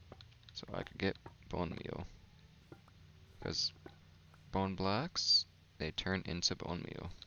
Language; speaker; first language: English; native; English